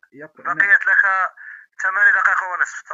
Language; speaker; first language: Arabic; native; Arabic